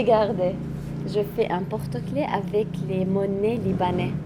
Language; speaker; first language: French; non-native, local second language; Arabic